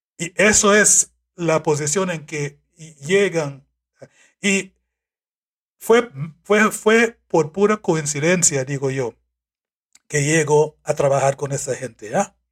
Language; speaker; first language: Spanish; non-native, fluent; English